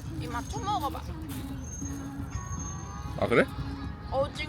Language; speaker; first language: Korean; non-native, fluent; Chinese